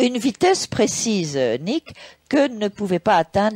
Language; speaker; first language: French; native; French